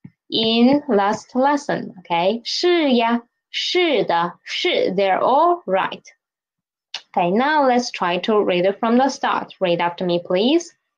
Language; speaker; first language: English; non-native, fluent; Chinese